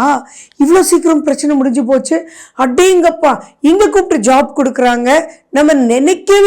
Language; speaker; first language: Tamil; native; Tamil